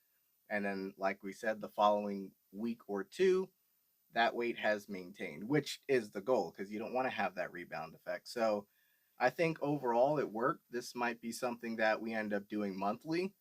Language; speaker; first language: English; native; English